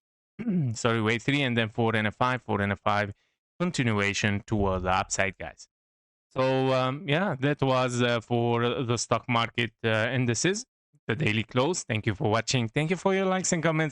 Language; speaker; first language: English; non-native, fluent; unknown